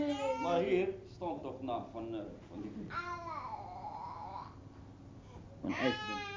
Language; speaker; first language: Dutch; non-native, learner; Arabic